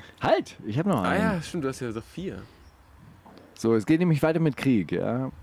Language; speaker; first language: German; native; German